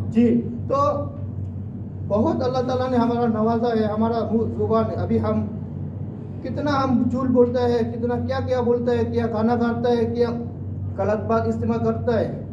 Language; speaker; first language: Hindi; non-native, fluent; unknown